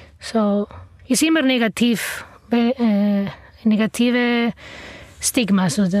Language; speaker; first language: German; non-native, learner; Arabic